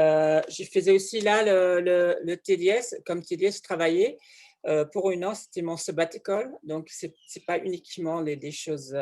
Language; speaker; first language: French; non-native, fluent; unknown